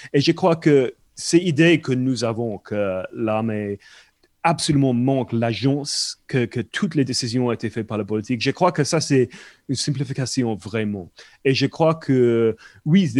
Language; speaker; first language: French; non-native, fluent; English